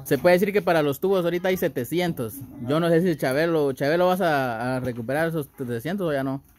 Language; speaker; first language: Spanish; native; Spanish